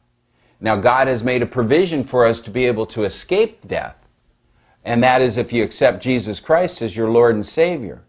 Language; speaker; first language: English; native; English